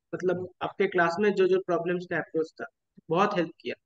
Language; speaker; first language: Hindi; non-native, local second language; Bangla